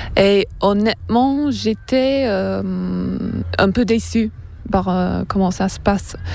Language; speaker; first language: French; non-native, fluent; English